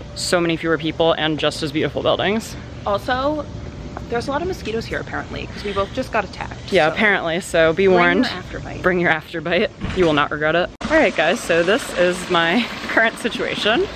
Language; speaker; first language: English; native; English